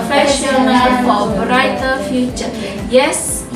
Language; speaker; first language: English; non-native, fluent; Indonesian